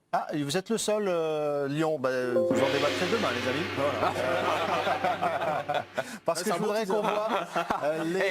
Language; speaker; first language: French; native; French